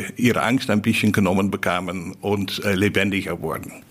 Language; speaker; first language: German; non-native, fluent; Dutch